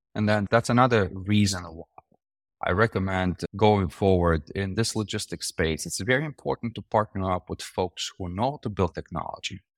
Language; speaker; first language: English; non-native, fluent; Romanian